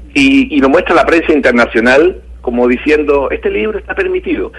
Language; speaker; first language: Spanish; native; Spanish